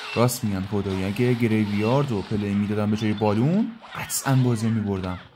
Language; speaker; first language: Persian; native; Persian